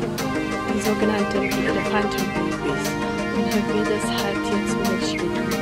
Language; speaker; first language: German; non-native, fluent; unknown